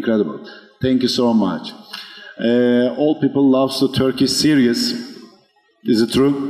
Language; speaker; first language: English; non-native, learner; Turkish